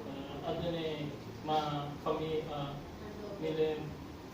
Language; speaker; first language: French; non-native, learner; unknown